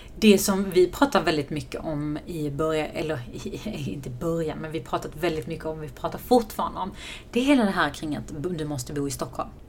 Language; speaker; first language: Swedish; native; Swedish